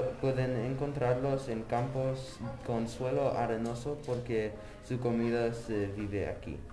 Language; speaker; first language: Spanish; non-native, learner; English